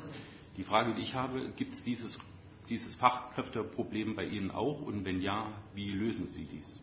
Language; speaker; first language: German; native; German